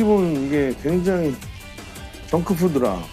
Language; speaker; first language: Korean; native; Korean